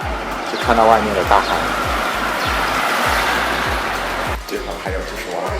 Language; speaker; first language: Chinese; native; Chinese